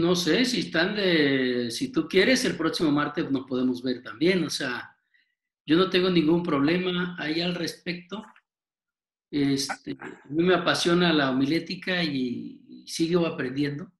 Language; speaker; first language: Spanish; native; Spanish